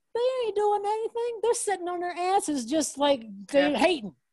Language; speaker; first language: English; native; English